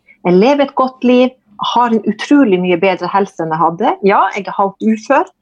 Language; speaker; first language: Norwegian; native; Norwegian